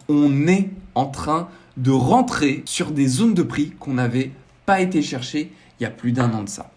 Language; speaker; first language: French; native; French